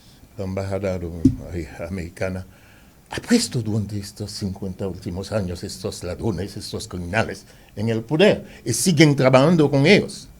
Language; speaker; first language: Spanish; non-native, fluent; Haitian Creole